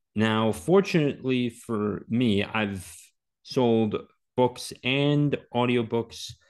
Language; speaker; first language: English; native; English